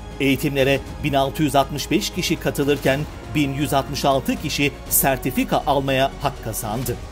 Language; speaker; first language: Turkish; native; Turkish